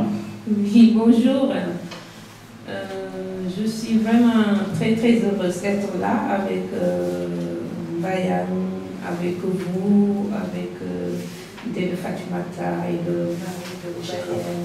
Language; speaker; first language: French; non-native, local second language; Wolof